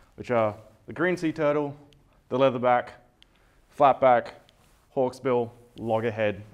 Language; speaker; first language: English; native; English